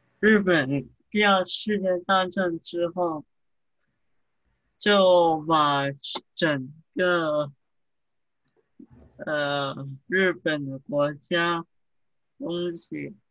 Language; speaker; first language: Chinese; early bilingual, heritage; English